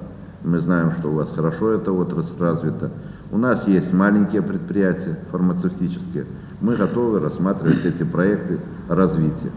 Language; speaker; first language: Russian; native; Russian